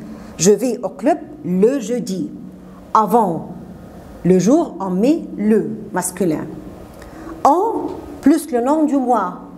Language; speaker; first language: French; non-native, fluent; Arabic